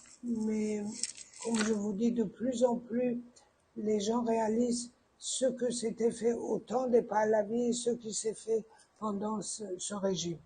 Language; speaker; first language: French; non-native, fluent; Persian